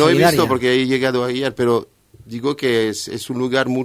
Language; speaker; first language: Spanish; non-native, fluent; French